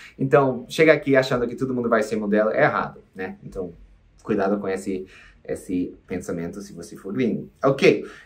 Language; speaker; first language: Portuguese; non-native, fluent; English